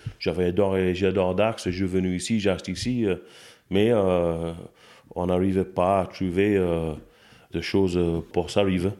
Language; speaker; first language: French; non-native, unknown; English